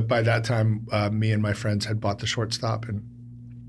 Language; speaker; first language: English; native; English